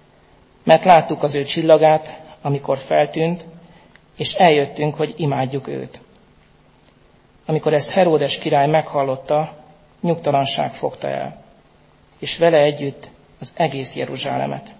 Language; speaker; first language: Hungarian; native; Hungarian